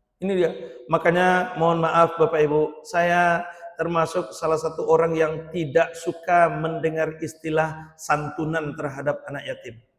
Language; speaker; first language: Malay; non-native, local second language; Minangkabau